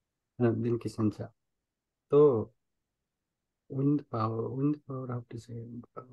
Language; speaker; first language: Japanese; non-native, learner; Nepali